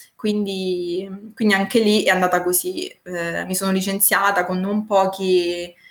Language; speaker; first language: Italian; native; Italian